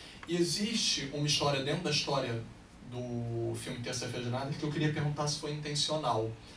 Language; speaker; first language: Portuguese; native; Portuguese